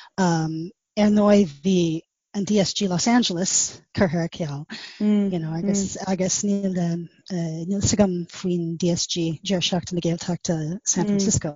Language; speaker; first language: Irish; non-native, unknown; English